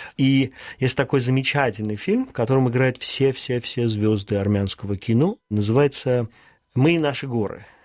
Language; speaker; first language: Russian; early bilingual, other home language; Armenian